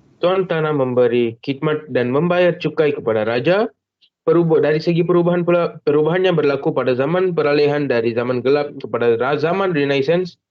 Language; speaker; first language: Malay; non-native, local second language; Tamil